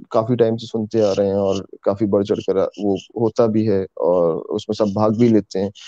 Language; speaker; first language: Hindi; native; Hindi